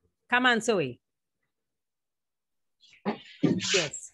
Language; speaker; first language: English; non-native, learner; Spanish